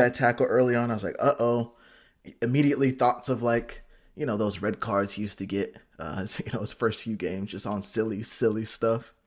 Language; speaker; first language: English; native; English